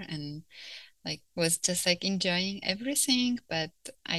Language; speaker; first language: English; non-native, fluent; Ukrainian